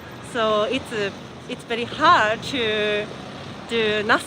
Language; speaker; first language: English; non-native, fluent; Japanese